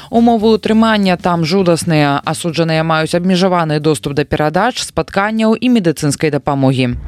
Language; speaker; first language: Belarusian; native; Belarusian